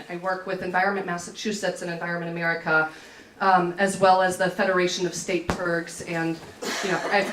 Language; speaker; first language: English; native; English